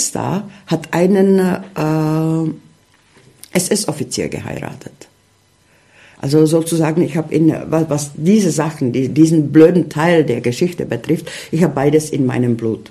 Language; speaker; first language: German; early bilingual, heritage; Czech